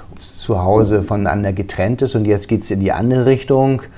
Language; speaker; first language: German; native; German